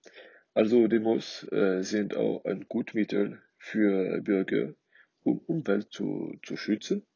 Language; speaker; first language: German; non-native, learner; French